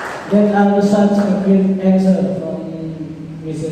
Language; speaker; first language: English; non-native, learner; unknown